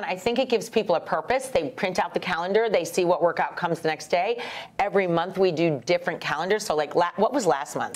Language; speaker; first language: English; native; English